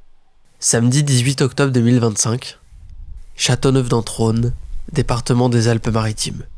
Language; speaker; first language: French; native; French